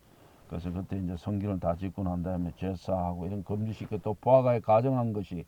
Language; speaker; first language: Korean; native; Korean